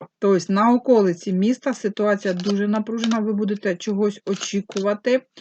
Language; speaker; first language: Ukrainian; non-native, local second language; Russian